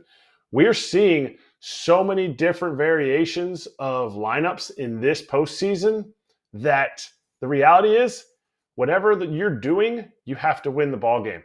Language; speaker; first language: English; native; English